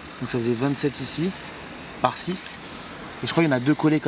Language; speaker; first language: French; native; French